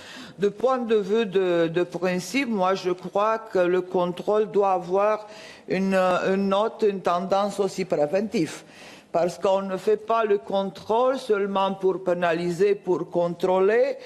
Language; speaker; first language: French; non-native, fluent; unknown